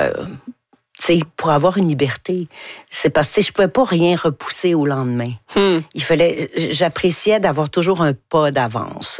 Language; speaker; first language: French; native; French